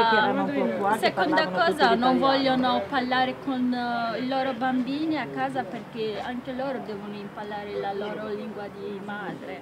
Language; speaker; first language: Italian; early bilingual, other home language; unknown